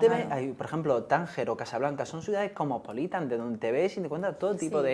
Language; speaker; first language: Spanish; native; Spanish